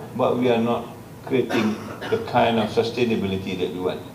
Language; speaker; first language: English; non-native, local second language; Malay